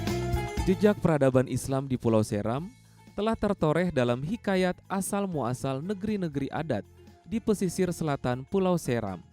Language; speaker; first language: Indonesian; native; Indonesian